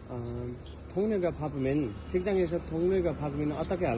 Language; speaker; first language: Korean; non-native, learner; Nepali